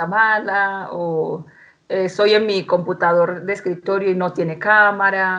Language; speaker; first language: Spanish; native; Spanish